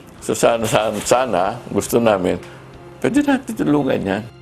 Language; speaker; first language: Filipino; native; Filipino